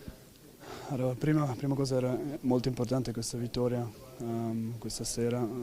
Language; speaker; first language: Italian; non-native, fluent; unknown